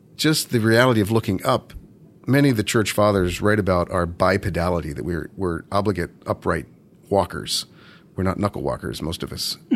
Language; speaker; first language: English; native; English